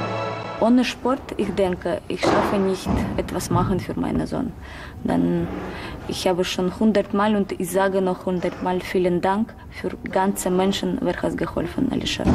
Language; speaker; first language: German; non-native, learner; Russian